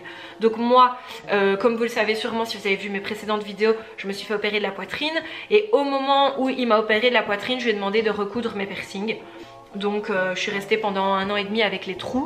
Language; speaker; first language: French; native; French